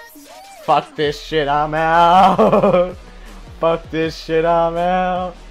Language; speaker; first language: English; native; English